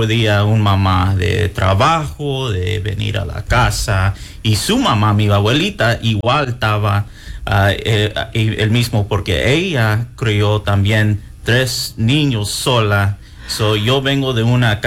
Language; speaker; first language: Spanish; early bilingual, heritage; Spanish